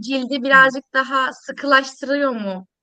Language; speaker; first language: Turkish; native; Turkish